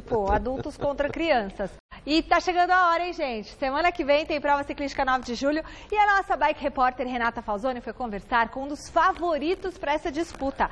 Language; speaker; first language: Portuguese; native; Portuguese